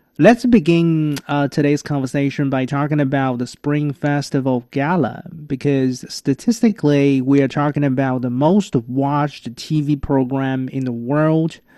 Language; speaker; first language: English; non-native, fluent; Chinese